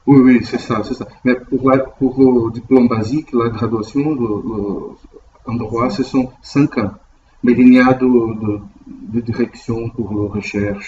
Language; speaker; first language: French; non-native, learner; Portuguese